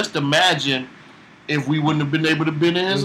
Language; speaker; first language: English; native; English